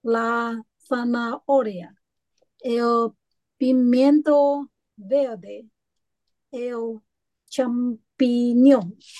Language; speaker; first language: Spanish; non-native, learner; Chinese